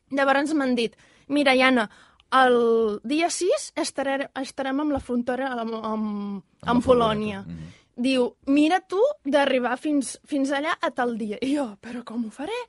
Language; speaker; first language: Catalan; non-native, fluent; Ukrainian